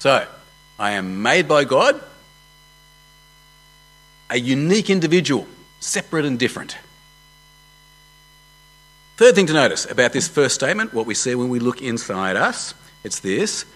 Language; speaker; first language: English; native; English